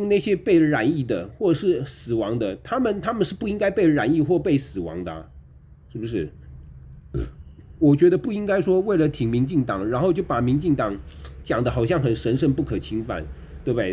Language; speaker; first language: Chinese; native; Chinese